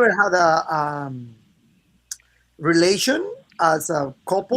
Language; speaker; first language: English; non-native, fluent; Spanish